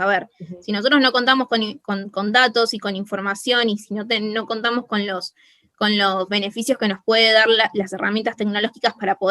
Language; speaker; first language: Spanish; native; Spanish